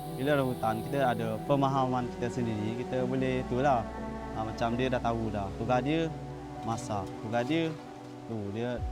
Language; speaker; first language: Malay; non-native, local second language; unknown